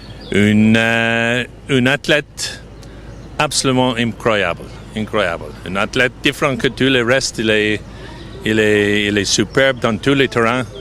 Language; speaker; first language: French; non-native, fluent; English